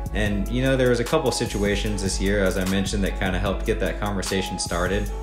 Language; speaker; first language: English; native; English